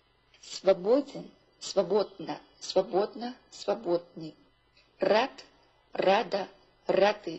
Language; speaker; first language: Russian; non-native, fluent; Chinese